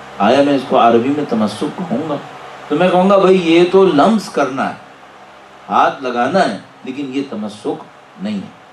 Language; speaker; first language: Urdu; native; Urdu